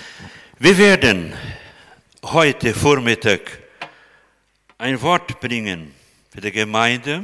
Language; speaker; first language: German; non-native, fluent; Portuguese